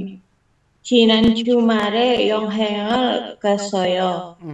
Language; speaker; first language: Korean; non-native, learner; Indonesian